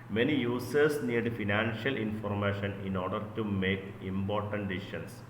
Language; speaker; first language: English; non-native, local second language; Malayalam